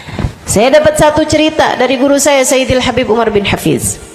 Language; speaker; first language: Indonesian; native; Indonesian